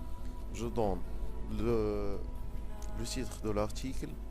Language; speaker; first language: French; non-native, local second language; Arabic